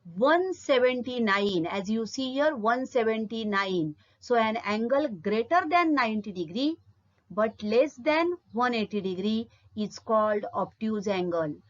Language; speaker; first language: English; non-native, local second language; Marathi